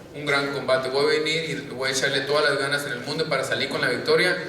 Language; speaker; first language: Spanish; early bilingual, heritage; Spanish